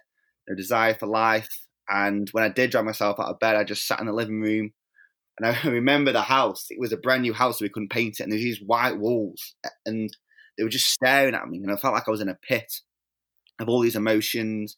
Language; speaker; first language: English; native; English